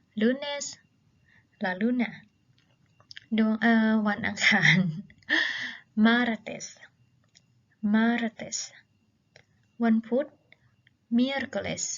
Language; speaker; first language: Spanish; non-native, fluent; Thai